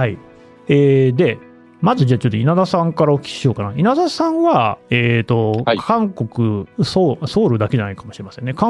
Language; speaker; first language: Japanese; native; Japanese